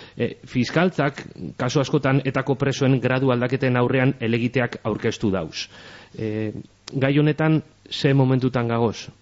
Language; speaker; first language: Basque; native; Basque